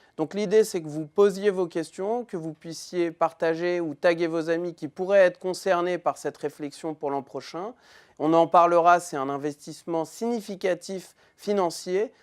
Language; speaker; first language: French; native; French